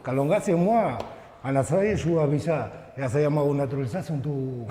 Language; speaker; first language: Indonesian; non-native, learner; Spanish